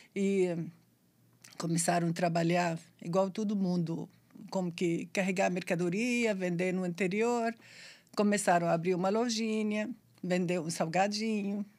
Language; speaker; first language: Portuguese; non-native, fluent; Arabic